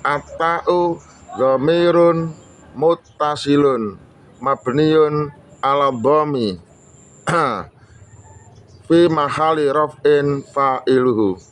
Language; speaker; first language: Arabic; non-native, fluent; Indonesian